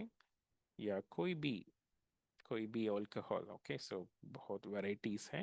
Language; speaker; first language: Hindi; non-native, local second language; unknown